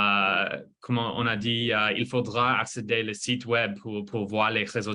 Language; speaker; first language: French; non-native, fluent; English